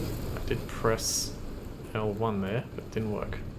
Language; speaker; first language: English; native; English